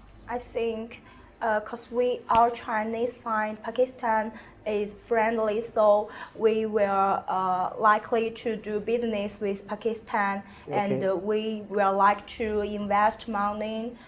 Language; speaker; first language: English; non-native, learner; Chinese